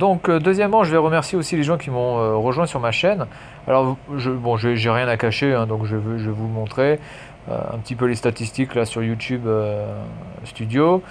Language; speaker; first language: French; native; French